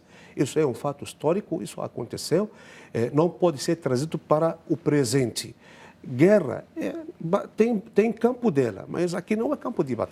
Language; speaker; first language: Portuguese; non-native, fluent; Arabic